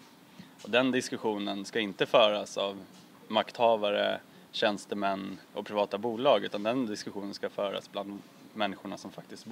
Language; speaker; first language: Swedish; native; Swedish